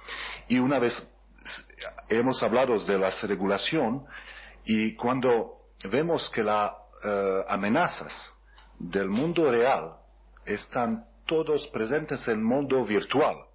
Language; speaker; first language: Spanish; non-native, learner; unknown